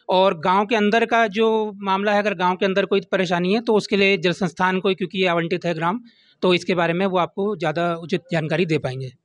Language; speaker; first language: Hindi; native; Hindi